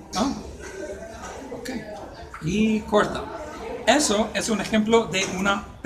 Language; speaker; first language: Spanish; non-native, fluent; English